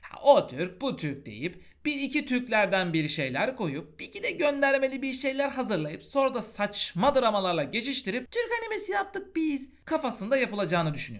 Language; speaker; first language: Turkish; native; Turkish